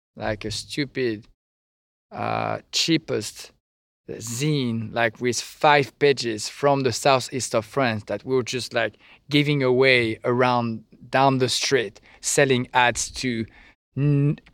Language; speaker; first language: English; non-native, fluent; French